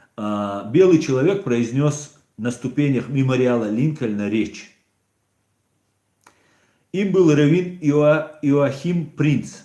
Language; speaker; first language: Russian; non-native, local second language; Chechen